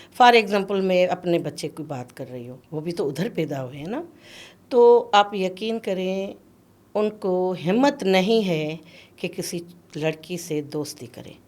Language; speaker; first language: Urdu; non-native, local second language; Sindhi